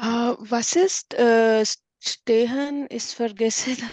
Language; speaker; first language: German; non-native, learner; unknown